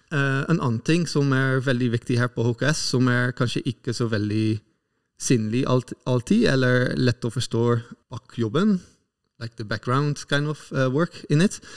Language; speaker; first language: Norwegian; non-native, fluent; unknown